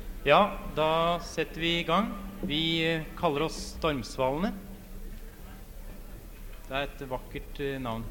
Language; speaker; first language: Norwegian; native; Norwegian